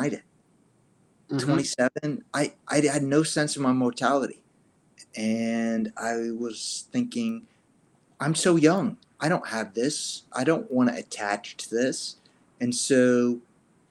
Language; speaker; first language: English; native; English